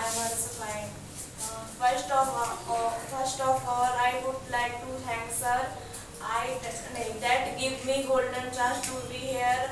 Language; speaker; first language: English; non-native, learner; Hindi